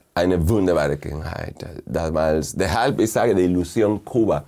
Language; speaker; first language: German; non-native, fluent; Spanish